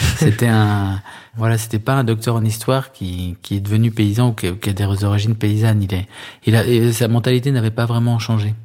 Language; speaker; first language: French; native; French